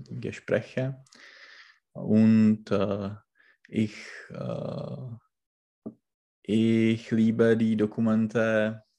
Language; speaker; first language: German; non-native, learner; Czech